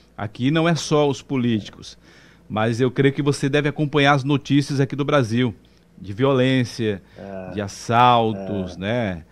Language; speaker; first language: Portuguese; native; Portuguese